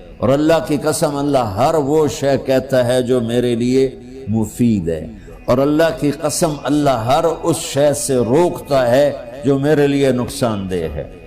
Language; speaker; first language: Urdu; non-native, local second language; Punjabi